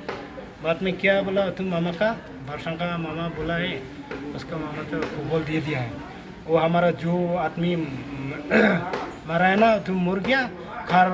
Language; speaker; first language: Hindi; non-native, local second language; Khasi